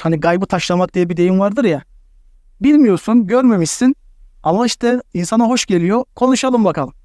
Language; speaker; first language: Turkish; native; Turkish